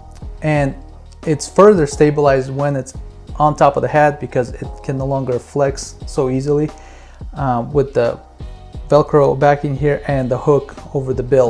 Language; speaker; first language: English; native; English